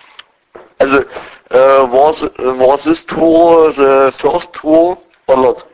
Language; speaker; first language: English; non-native, learner; German